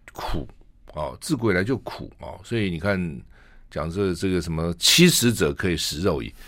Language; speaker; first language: Chinese; native; Chinese